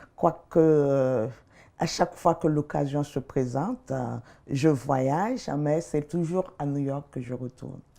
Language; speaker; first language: French; non-native, local second language; Haitian Creole